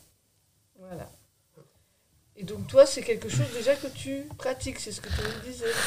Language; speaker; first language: French; native; French